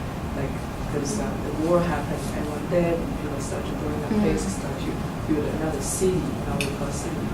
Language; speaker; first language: English; non-native, learner; Chinese